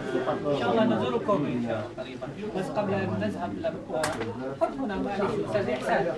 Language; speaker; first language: Arabic; non-native, fluent; Malay